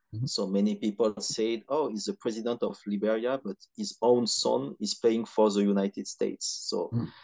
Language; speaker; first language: English; non-native, fluent; French